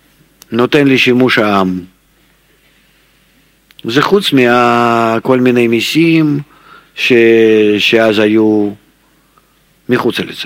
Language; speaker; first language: Hebrew; non-native, fluent; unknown